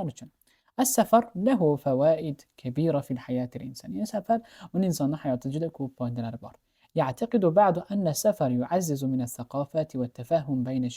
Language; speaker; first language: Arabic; non-native, fluent; Uzbek